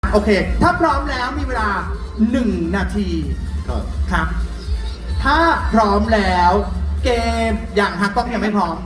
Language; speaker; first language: Thai; native; Thai